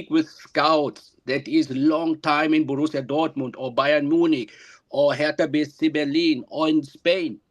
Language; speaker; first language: English; non-native, learner; German